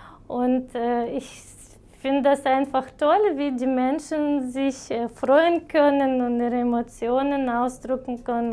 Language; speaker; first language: German; non-native, fluent; Romanian